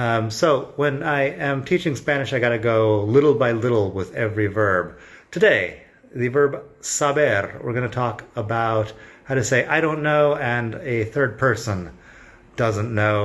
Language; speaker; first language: English; native; English